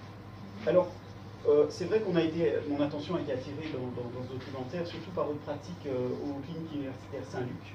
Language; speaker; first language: French; native; French